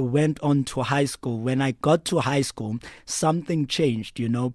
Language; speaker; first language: English; non-native, local second language; Xhosa